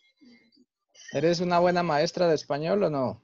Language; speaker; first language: Spanish; native; Spanish